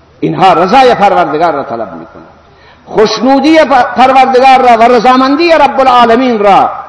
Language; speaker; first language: Persian; non-native, local second language; Baluchi